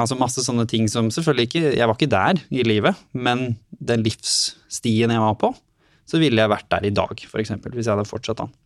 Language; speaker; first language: Norwegian; native; Norwegian